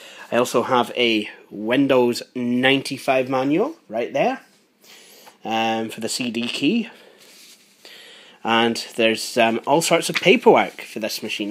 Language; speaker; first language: English; native; English